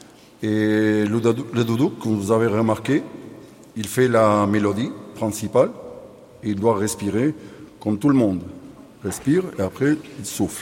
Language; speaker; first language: French; non-native, learner; Armenian